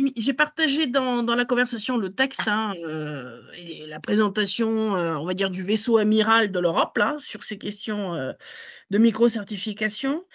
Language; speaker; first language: French; native; French